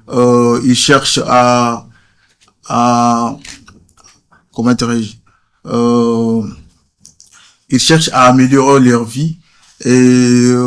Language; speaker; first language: French; non-native, fluent; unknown